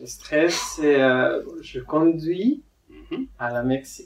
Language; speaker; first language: French; non-native, fluent; Spanish